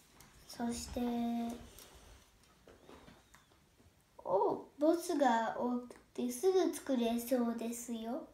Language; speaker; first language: Japanese; early bilingual, heritage; Japanese